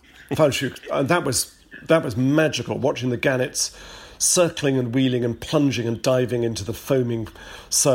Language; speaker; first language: English; native; English